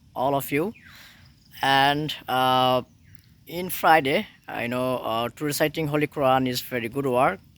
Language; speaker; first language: English; non-native, local second language; Bangla